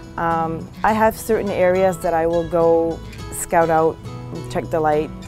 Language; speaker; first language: English; native; English